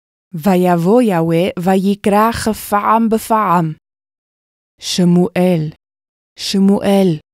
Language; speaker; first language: Hebrew; non-native, fluent; English